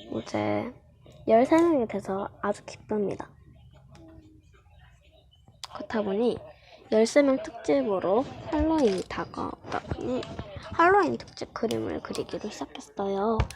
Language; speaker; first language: Korean; native; Korean